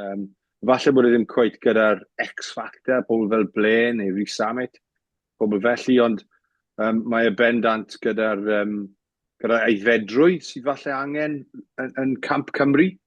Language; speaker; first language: Welsh; native; Welsh